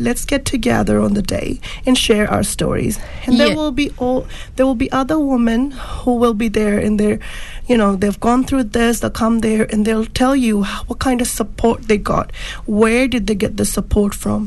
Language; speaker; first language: English; non-native, local second language; Punjabi